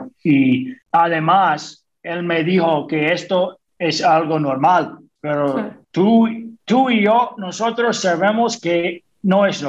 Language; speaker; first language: Spanish; non-native, fluent; English